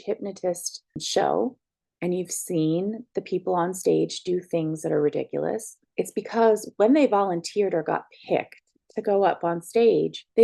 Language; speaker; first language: English; native; English